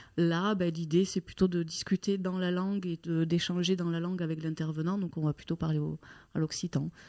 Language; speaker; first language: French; native; French